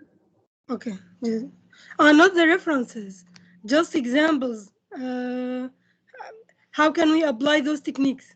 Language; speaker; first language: English; non-native, fluent; Indonesian